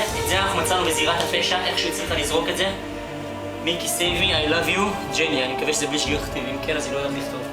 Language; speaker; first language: Hebrew; native; Hebrew